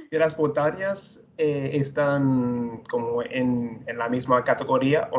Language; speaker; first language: Spanish; non-native, fluent; English